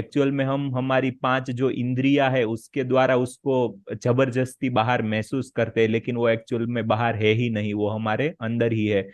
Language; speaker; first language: Hindi; native; Hindi